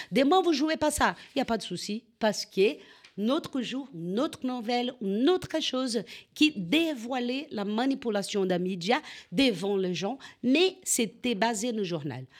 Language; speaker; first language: French; non-native, fluent; Portuguese